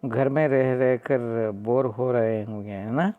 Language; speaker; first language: Hindi; non-native, local second language; Kannada